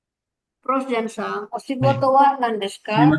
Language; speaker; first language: Japanese; non-native, fluent; Filipino